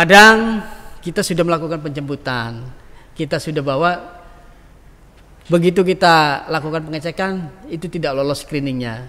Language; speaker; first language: Indonesian; native; Indonesian